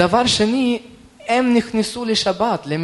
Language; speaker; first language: Hebrew; non-native, fluent; Russian